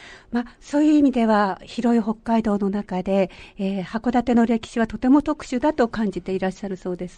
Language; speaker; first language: Japanese; native; Japanese